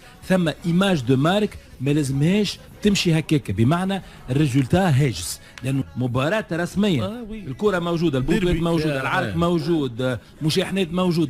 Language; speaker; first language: Arabic; native; Arabic